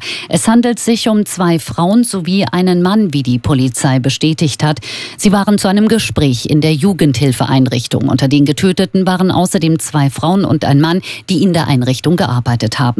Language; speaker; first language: German; native; German